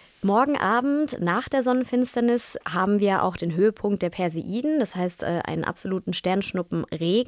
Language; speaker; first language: German; native; German